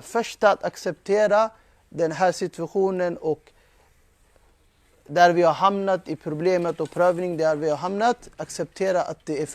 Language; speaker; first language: Swedish; non-native, fluent; Urdu